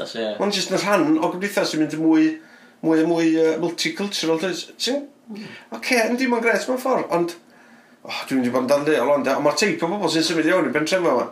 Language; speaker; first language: Welsh; native; Welsh